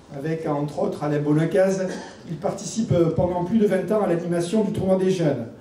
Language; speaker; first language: French; native; French